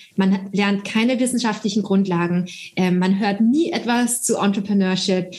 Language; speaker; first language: German; early bilingual, other home language; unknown